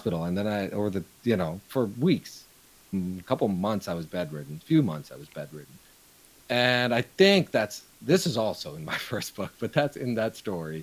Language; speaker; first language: English; non-native, local second language; Urdu